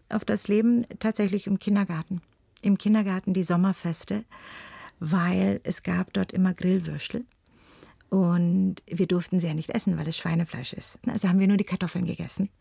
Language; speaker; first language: German; early bilingual, other home language; Turkish